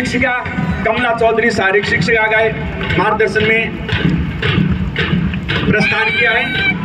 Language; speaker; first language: Hindi; native; Hindi